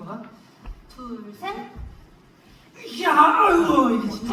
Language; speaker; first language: Korean; native; Korean